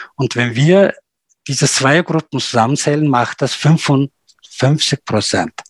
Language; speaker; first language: German; non-native, fluent; Turkish